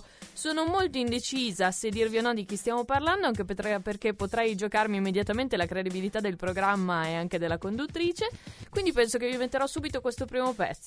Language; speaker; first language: Italian; native; Italian